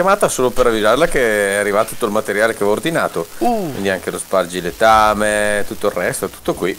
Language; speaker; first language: Italian; native; Italian